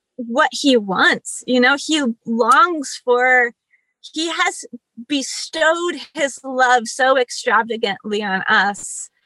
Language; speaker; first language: English; early bilingual, other home language; Spanish